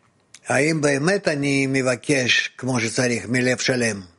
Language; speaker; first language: Hebrew; non-native, fluent; Russian